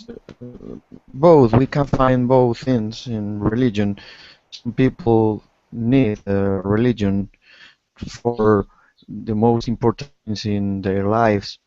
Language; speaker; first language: English; non-native, learner; Spanish